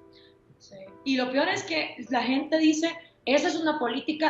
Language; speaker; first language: Spanish; native; Spanish